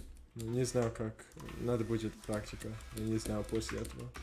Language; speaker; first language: Russian; non-native, learner; English